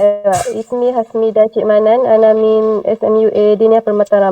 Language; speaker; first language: Arabic; non-native, learner; Malay